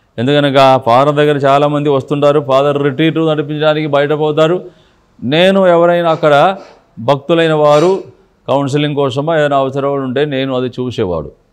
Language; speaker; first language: Telugu; non-native, fluent; Malayalam